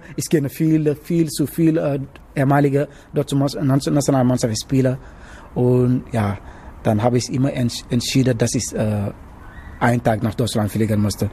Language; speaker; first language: German; non-native, learner; Wolof